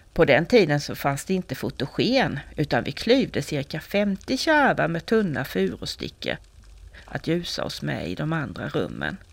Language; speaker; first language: Swedish; native; Swedish